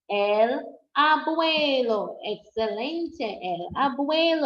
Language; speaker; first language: Spanish; non-native, fluent; English